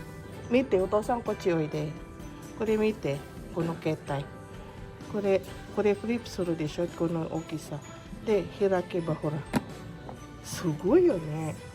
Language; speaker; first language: Japanese; non-native, fluent; Filipino